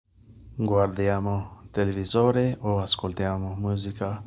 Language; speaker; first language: Italian; non-native, learner; Urdu